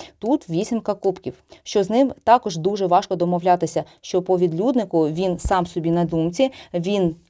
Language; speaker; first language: Ukrainian; non-native, local second language; Russian